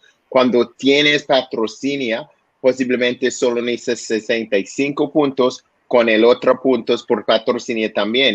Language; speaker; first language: Spanish; non-native, learner; English